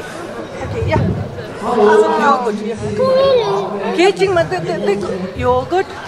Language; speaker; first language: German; non-native, learner; Tibetan